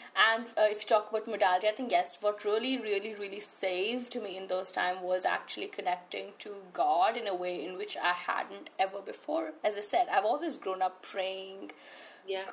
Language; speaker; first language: English; non-native, local second language; Hindi